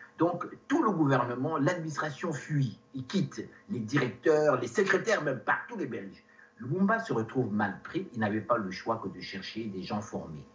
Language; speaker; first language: French; non-native, local second language; Lingala